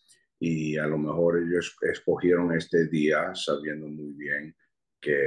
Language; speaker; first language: Spanish; early bilingual, heritage; Spanish